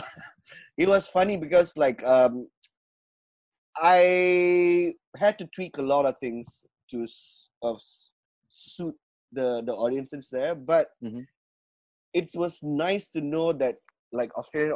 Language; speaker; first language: English; non-native, local second language; Tamil